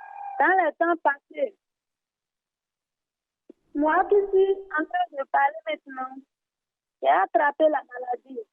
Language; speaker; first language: French; non-native, learner; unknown